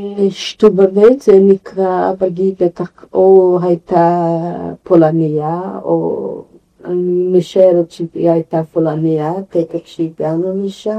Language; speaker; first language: Hebrew; non-native, fluent; Yiddish